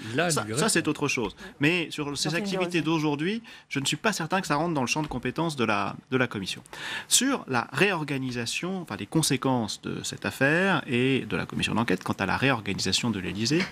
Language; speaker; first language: French; native; French